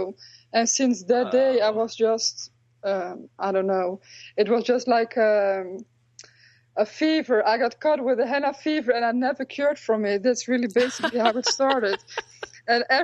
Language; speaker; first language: English; non-native, fluent; Dutch